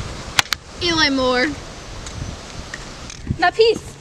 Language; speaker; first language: French; non-native, learner; English